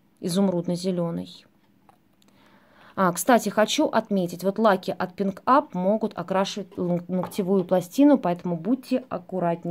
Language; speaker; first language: Russian; native; Russian